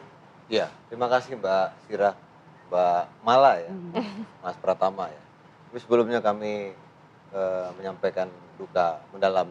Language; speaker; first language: Indonesian; native; Indonesian